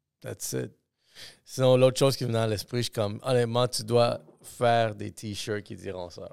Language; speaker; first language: French; native; French